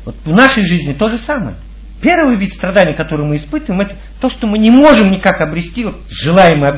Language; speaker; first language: Russian; native; Russian